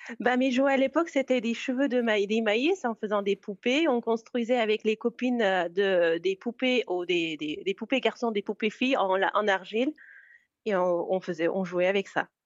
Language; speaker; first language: French; non-native, fluent; Uzbek